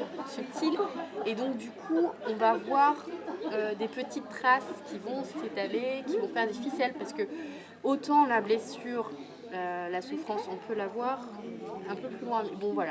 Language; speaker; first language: French; native; French